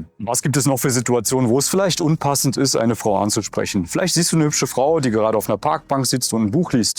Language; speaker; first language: German; native; German